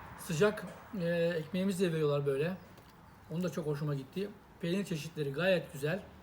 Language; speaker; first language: Turkish; native; Turkish